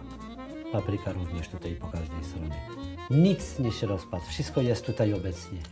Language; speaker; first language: Polish; non-native, learner; French